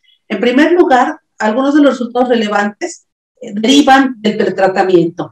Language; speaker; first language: Spanish; native; Spanish